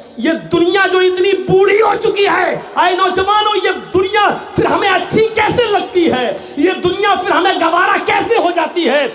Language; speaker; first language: Urdu; native; Urdu